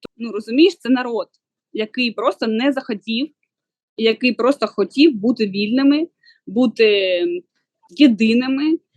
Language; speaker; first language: Ukrainian; non-native, local second language; Russian